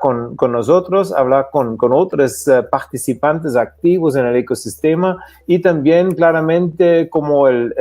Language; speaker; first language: Spanish; non-native, fluent; German